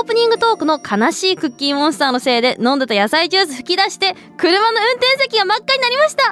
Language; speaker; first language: Japanese; early bilingual, heritage; Japanese